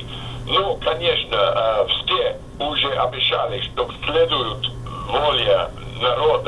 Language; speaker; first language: Russian; non-native, fluent; English